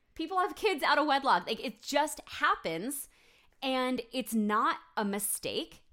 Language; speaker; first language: English; native; English